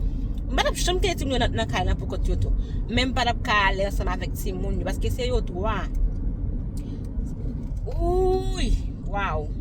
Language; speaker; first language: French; non-native, learner; Haitian Creole